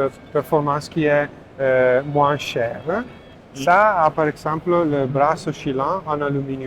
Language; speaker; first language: French; non-native, learner; Italian